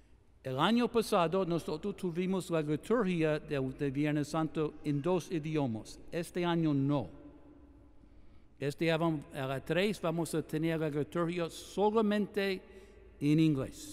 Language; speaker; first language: Spanish; non-native, fluent; English